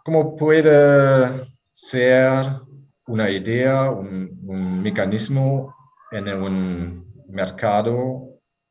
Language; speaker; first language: Spanish; non-native, fluent; German